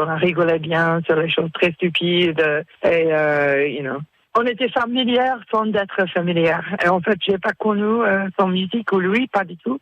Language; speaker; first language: French; non-native, fluent; English